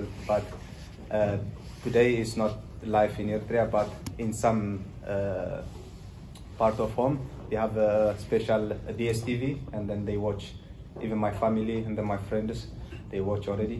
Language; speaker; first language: English; non-native, learner; Tigrinya